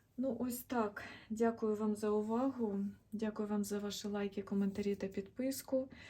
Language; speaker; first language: Ukrainian; non-native, local second language; Russian